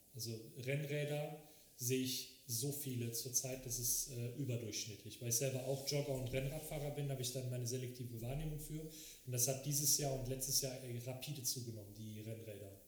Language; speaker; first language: German; native; German